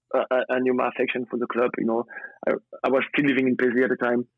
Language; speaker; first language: English; non-native, fluent; French